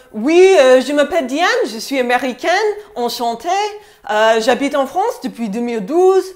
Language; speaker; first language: French; non-native, fluent; English